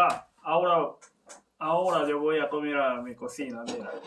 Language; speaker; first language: Spanish; non-native, learner; Korean